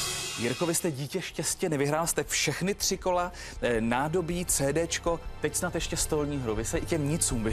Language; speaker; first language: Czech; native; Czech